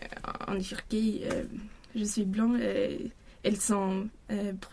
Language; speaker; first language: French; non-native, learner; Swedish